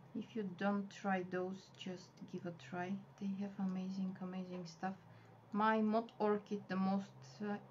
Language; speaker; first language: English; non-native, fluent; Bulgarian